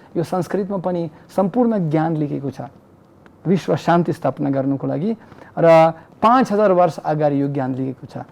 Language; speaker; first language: Nepali; non-native, fluent; Russian